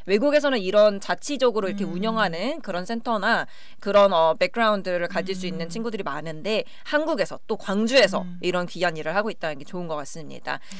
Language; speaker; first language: Korean; native; Korean